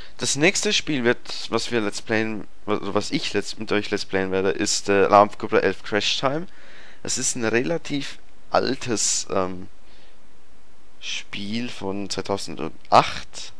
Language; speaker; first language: German; native; German